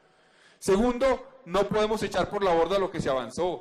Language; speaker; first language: Spanish; native; Spanish